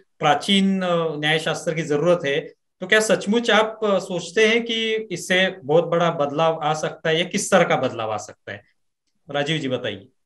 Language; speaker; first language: Hindi; non-native, local second language; Marathi